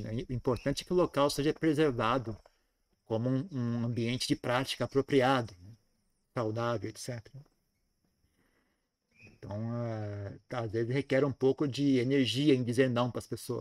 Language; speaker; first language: Portuguese; native; Portuguese